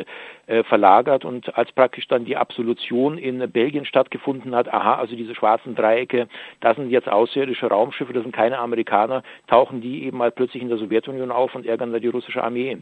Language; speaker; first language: German; native; German